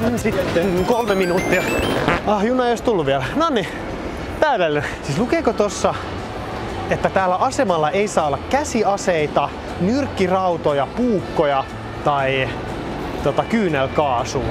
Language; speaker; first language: Finnish; native; Finnish